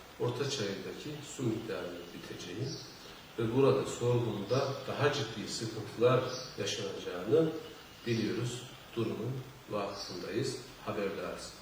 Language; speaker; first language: Turkish; native; Turkish